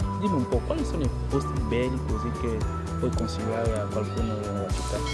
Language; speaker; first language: Italian; non-native, fluent; French